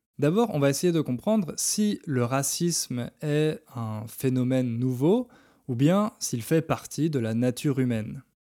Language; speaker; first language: French; native; French